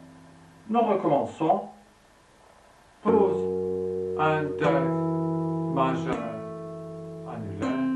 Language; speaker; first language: French; native; French